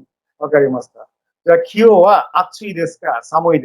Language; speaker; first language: Japanese; non-native, fluent; Bangla